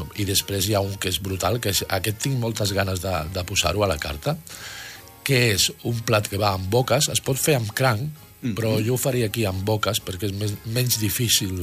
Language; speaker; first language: Catalan; native; Catalan